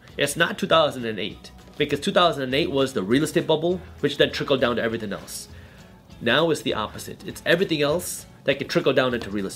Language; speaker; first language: English; early bilingual, other home language; Punjabi